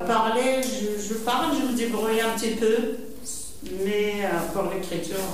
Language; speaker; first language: French; non-native, learner; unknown